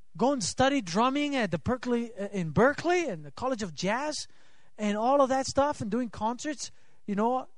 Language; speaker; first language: English; non-native, fluent; Swiss German